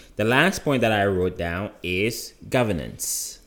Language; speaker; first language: English; non-native, local second language; Akan